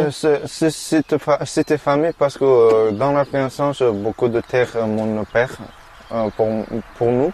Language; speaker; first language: French; non-native, learner; Persian